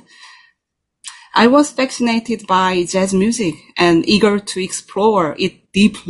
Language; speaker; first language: English; non-native, learner; Korean